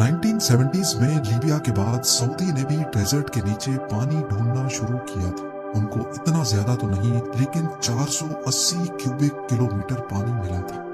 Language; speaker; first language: Urdu; native; Urdu